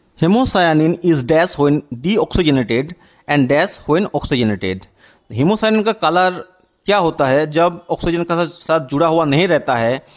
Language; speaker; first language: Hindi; non-native, local second language; Bangla